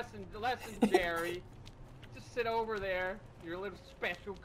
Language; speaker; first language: English; native; English